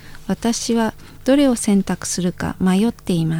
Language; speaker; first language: Japanese; non-native, fluent; Indonesian